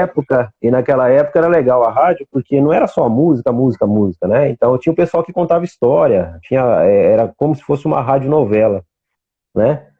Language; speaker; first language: Portuguese; native; Portuguese